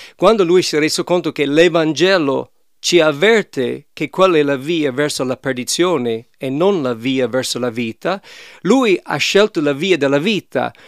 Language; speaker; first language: Italian; non-native, fluent; English